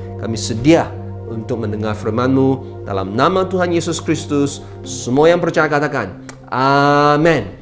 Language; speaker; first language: Malay; non-native, local second language; Chinese